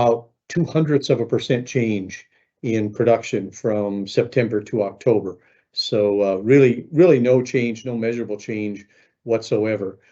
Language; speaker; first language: English; native; English